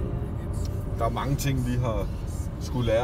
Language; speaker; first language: Danish; native; Danish